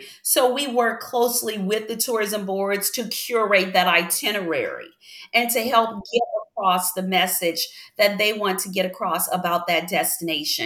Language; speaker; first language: English; native; English